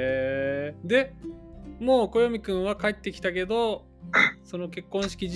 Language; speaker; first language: Japanese; native; Japanese